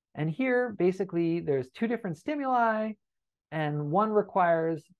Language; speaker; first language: English; native; English